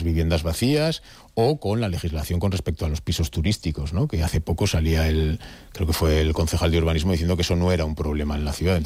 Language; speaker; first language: Spanish; native; Spanish